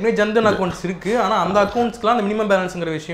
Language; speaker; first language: Tamil; native; Tamil